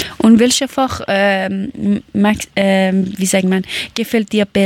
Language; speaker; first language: German; non-native, learner; Persian